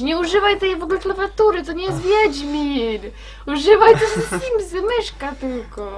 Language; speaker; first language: Polish; native; Polish